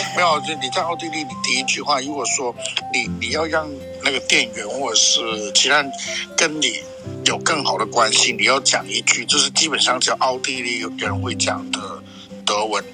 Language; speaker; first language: Chinese; early bilingual, heritage; German